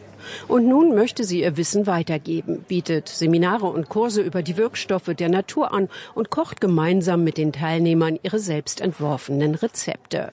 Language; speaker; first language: German; native; German